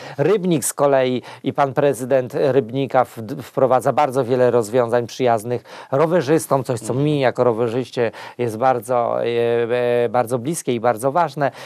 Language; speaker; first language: Polish; native; Polish